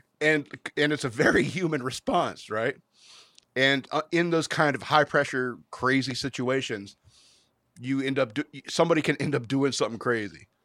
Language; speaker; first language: English; native; English